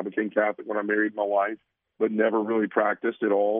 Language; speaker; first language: English; native; English